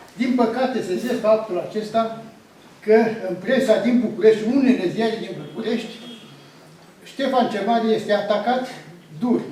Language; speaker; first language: Romanian; native; Romanian